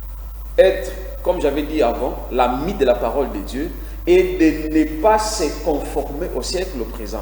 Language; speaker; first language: French; non-native, local second language; Lingala